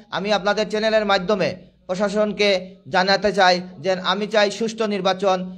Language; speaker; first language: Bangla; native; Bangla